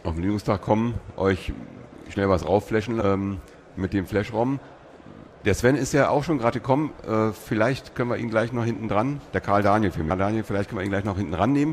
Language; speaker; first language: German; native; German